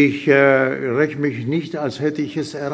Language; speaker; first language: German; non-native, fluent; Russian